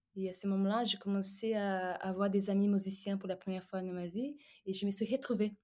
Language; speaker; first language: French; non-native, fluent; Portuguese